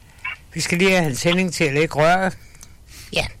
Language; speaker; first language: Danish; native; Danish